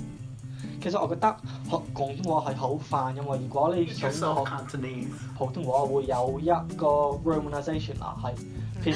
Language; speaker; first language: Cantonese; non-native, learner; English